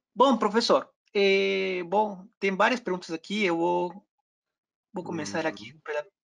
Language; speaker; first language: Portuguese; non-native, fluent; Spanish